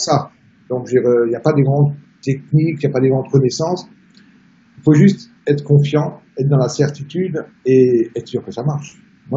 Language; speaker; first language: French; native; French